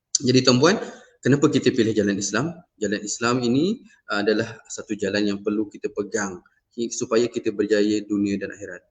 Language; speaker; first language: Malay; non-native, local second language; Iban